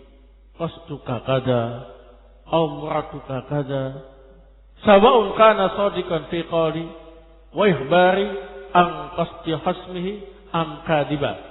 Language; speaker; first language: Arabic; non-native, fluent; Indonesian